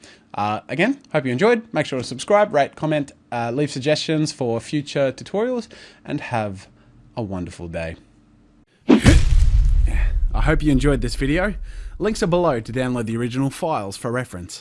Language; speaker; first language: English; native; English